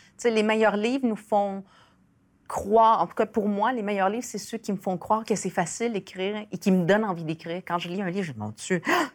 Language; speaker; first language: French; early bilingual, other home language; Spanish